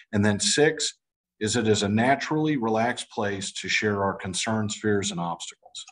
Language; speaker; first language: English; native; English